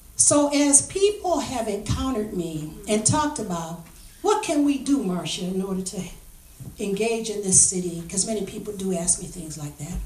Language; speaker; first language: English; native; English